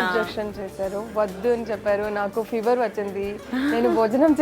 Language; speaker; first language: Telugu; non-native, local second language; Kannada